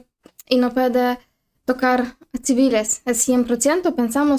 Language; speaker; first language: Spanish; non-native, learner; Ukrainian